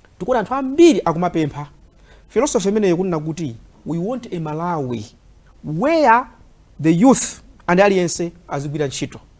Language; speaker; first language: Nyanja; native; Nyanja